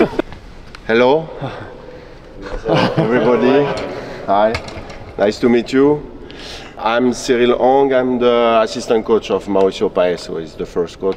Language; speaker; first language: English; non-native, fluent; French